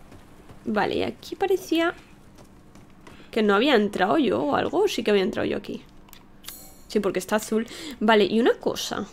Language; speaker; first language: Spanish; native; Spanish